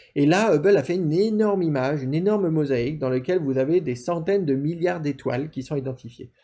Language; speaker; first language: French; native; French